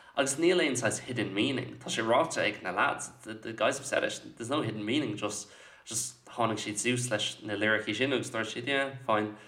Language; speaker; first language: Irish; non-native, local second language; English